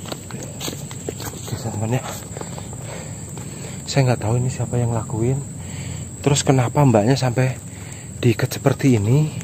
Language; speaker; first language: Indonesian; native; Indonesian